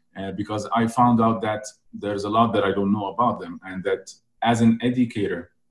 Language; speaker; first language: English; non-native, fluent; Arabic